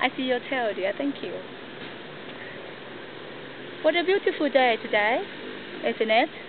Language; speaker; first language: English; non-native, fluent; Thai